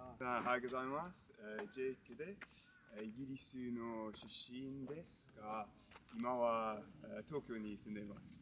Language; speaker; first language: Japanese; non-native, learner; English